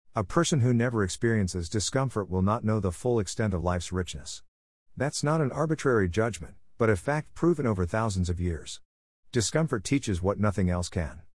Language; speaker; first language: English; non-native, local second language; Bemba